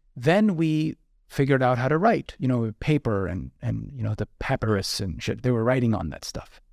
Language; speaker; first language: English; non-native, local second language; Urdu